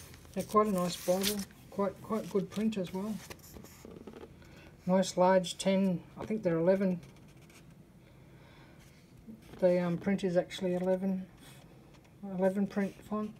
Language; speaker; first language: English; native; English